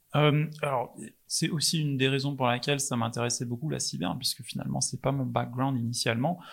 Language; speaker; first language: French; non-native, fluent; English